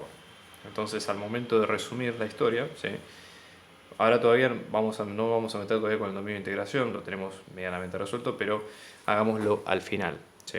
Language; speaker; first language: Spanish; native; Spanish